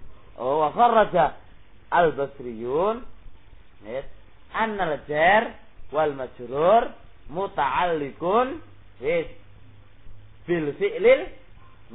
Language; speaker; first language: Arabic; non-native, fluent; Indonesian